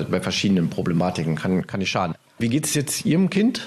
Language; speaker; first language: German; native; German